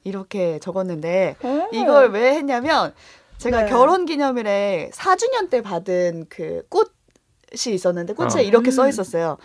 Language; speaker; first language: Korean; native; Korean